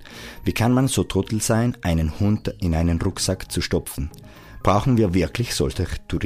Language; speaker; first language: German; non-native, local second language; Italian